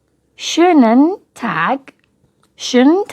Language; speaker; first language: German; non-native, fluent; Persian